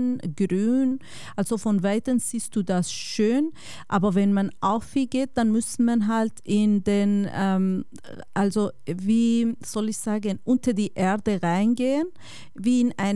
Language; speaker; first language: German; non-native, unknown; Kurdish